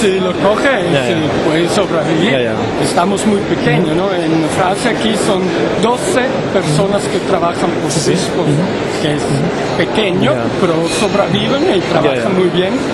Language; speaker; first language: Spanish; non-native, learner; French